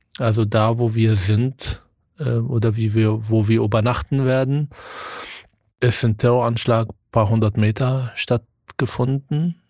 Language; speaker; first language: German; non-native, fluent; Arabic